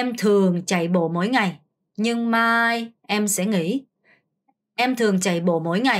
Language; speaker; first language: Vietnamese; non-native, fluent; Korean